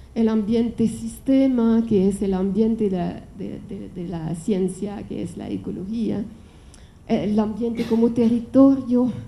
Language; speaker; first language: Spanish; non-native, fluent; French